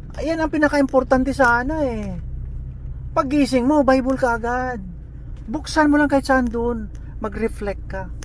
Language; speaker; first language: Filipino; non-native, local second language; Hiligaynon